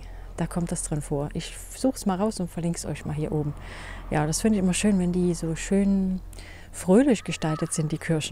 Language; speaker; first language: German; native; German